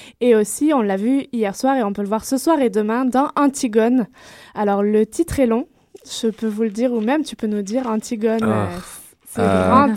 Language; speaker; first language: French; native; French